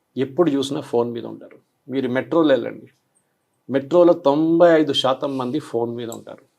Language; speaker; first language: Telugu; non-native, local second language; Malayalam